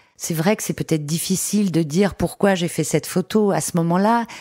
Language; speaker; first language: French; native; French